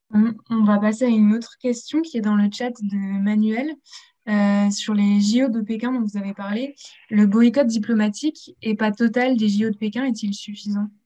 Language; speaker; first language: French; native; French